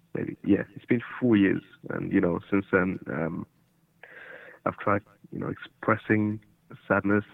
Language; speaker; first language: English; early bilingual, other home language; Portuguese